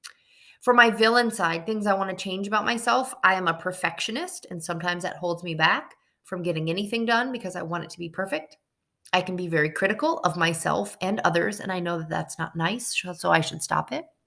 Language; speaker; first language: English; native; English